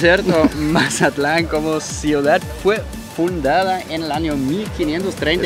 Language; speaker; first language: Spanish; non-native, fluent; German